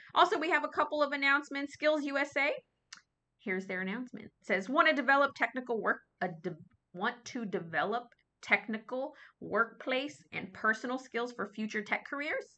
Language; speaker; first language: English; native; English